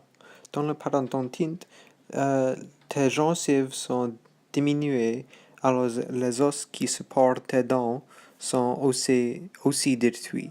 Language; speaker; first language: French; non-native, local second language; English